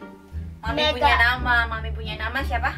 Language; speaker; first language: Indonesian; native; Indonesian